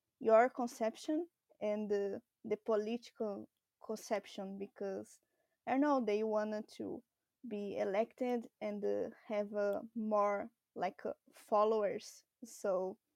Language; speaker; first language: English; non-native, learner; Portuguese